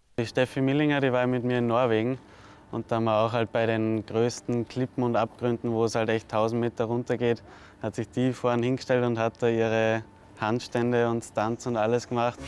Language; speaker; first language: German; native; German